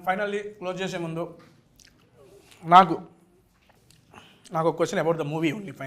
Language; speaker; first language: Telugu; native; Telugu